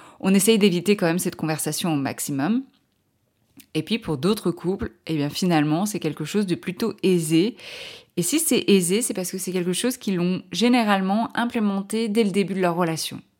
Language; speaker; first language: French; native; French